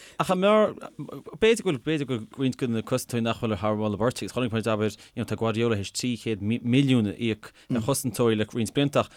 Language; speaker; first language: Irish; native; Irish